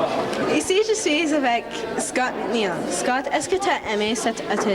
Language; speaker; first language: French; non-native, local second language; English